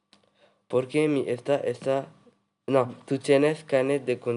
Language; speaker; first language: Spanish; non-native, learner; French